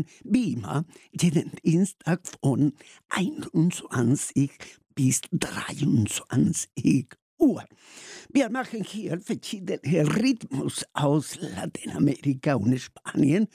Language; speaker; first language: German; non-native, learner; Spanish